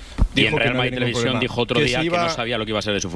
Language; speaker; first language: Spanish; native; Spanish